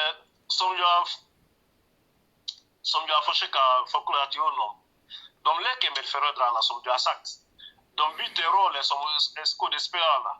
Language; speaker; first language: Swedish; non-native, learner; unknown